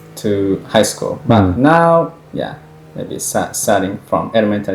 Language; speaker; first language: English; non-native, fluent; Japanese